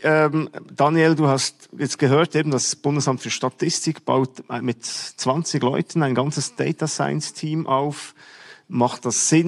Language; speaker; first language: German; native; German